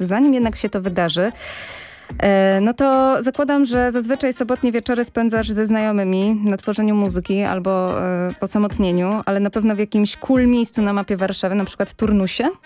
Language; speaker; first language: Polish; native; Polish